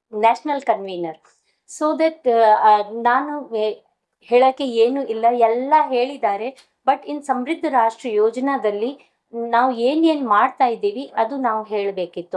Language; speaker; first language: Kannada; non-native, local second language; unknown